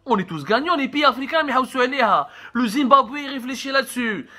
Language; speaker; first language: French; non-native, local second language; Arabic